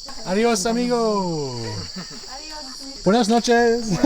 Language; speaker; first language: Spanish; non-native, learner; English